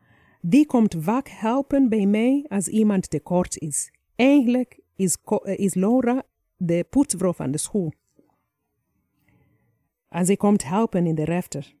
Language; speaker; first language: Dutch; non-native, fluent; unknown